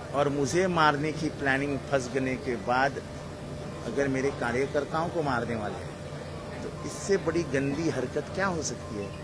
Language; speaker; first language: Hindi; non-native, local second language; Marathi